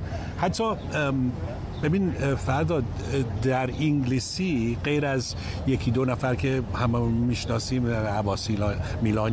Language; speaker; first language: Persian; early bilingual, heritage; English